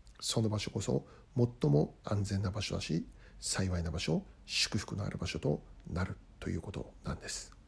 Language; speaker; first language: Japanese; native; Japanese